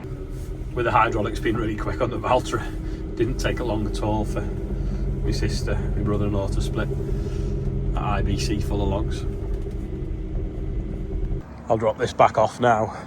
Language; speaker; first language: English; native; English